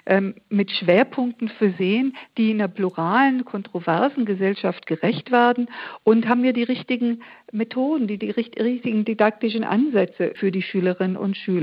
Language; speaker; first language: German; native; German